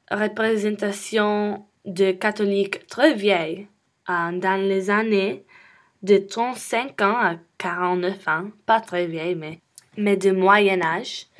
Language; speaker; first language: French; non-native, learner; English